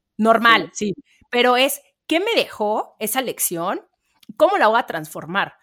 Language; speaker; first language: Spanish; native; Spanish